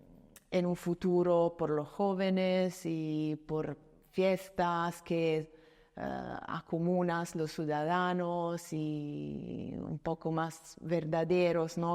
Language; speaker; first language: Spanish; non-native, fluent; Italian